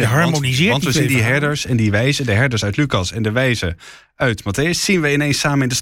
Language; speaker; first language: Dutch; native; Dutch